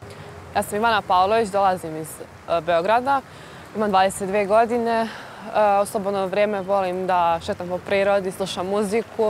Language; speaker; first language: Serbian; native; Serbian